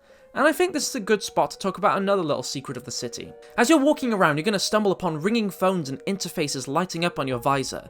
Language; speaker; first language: English; native; English